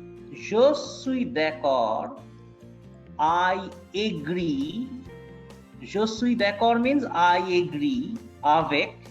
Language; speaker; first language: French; non-native, fluent; Bangla